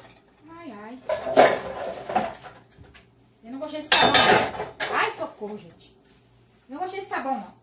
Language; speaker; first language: Portuguese; native; Portuguese